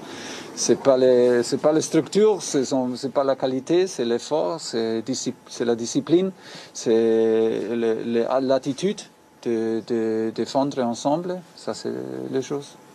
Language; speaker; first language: French; non-native, learner; German